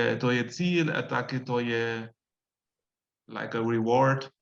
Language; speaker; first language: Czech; non-native, learner; German